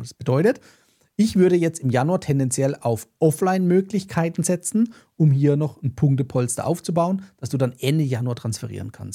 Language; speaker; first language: German; native; German